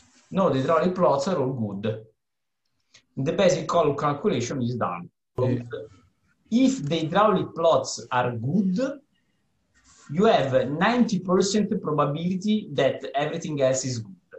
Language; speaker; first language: English; non-native, fluent; Italian